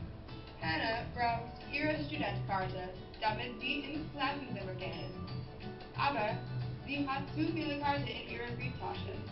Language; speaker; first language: German; non-native, learner; English